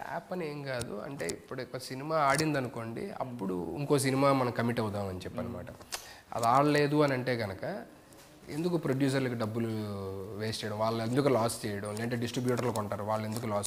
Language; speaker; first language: Telugu; native; Telugu